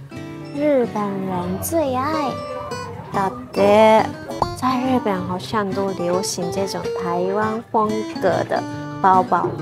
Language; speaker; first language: Chinese; non-native, fluent; Japanese